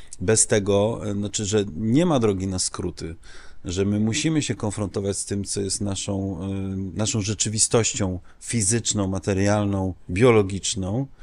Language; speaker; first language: Polish; early bilingual, heritage; Polish